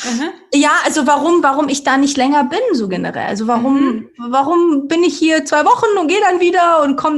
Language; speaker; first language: German; early bilingual, other home language; Portuguese